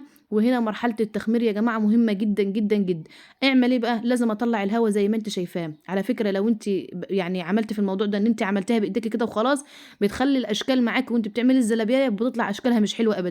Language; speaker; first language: Arabic; native; Arabic